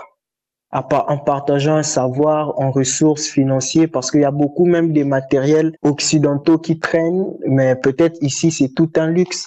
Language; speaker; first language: French; non-native, local second language; Lingala